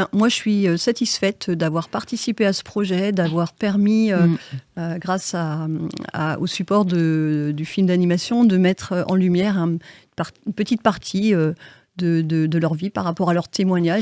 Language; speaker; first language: French; native; French